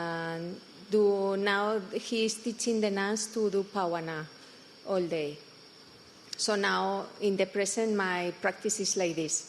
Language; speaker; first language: English; non-native, fluent; Spanish